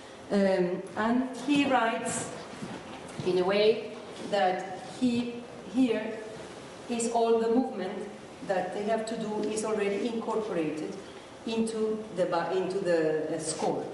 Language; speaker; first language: English; non-native, fluent; Spanish